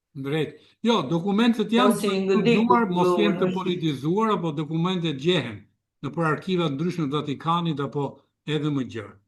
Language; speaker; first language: Albanian; native; Albanian